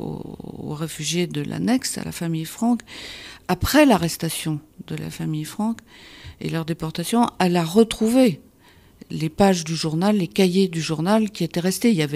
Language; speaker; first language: French; native; French